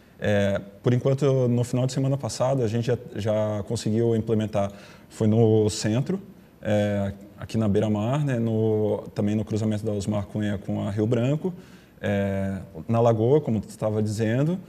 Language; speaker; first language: Portuguese; native; Portuguese